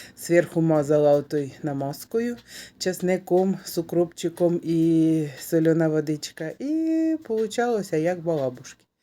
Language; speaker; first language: Ukrainian; non-native, local second language; Russian